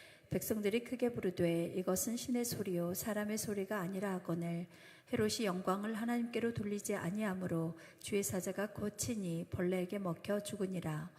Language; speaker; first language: Korean; native; Korean